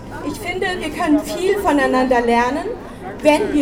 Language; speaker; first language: German; early bilingual, other home language; Turkish